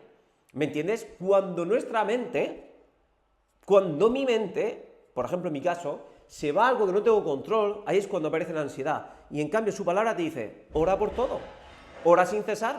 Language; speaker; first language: Spanish; native; Spanish